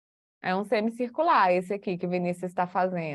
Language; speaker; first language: Portuguese; native; Portuguese